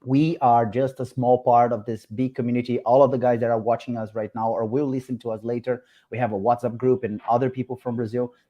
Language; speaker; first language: English; non-native, fluent; Portuguese